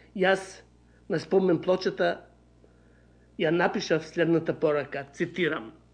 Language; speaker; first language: Macedonian; native; Macedonian